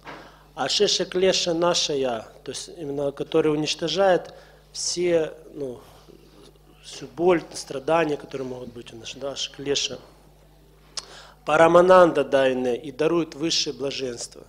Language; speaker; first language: Russian; native; Russian